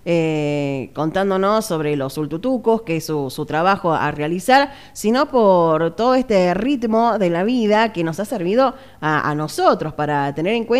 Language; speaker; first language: Spanish; native; Spanish